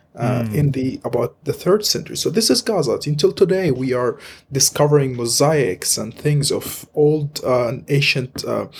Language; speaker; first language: English; non-native, fluent; Arabic